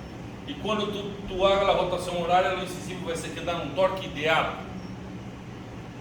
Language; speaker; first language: Spanish; non-native, learner; Portuguese